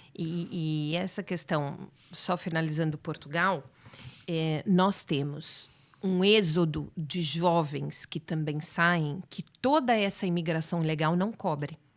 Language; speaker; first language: Portuguese; native; Portuguese